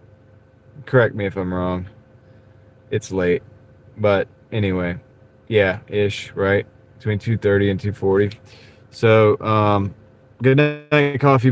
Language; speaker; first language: English; native; English